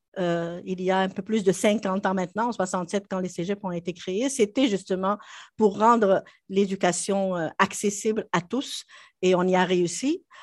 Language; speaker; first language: French; non-native, local second language; Arabic